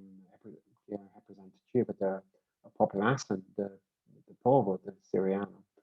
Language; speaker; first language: Portuguese; non-native, learner; English